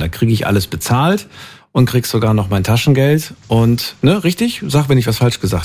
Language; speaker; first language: German; native; German